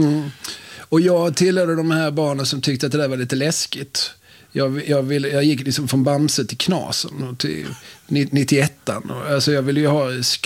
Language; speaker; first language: Swedish; native; Swedish